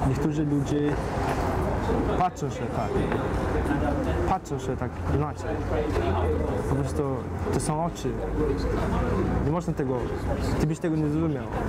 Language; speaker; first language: Polish; non-native, fluent; Mongolian